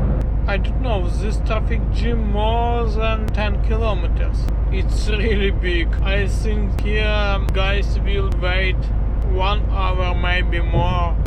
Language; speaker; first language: English; non-native, learner; Polish